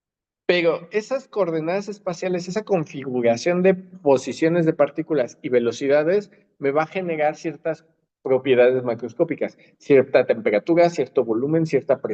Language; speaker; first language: Spanish; native; Spanish